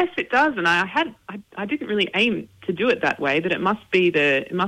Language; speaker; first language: English; native; English